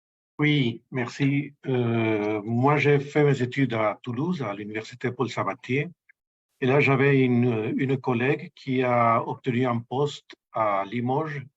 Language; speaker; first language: French; non-native, fluent; Spanish